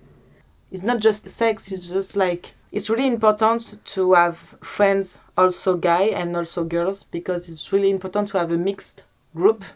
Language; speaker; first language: English; non-native, learner; French